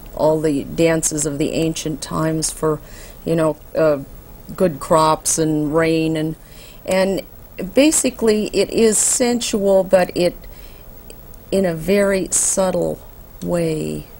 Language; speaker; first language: English; native; English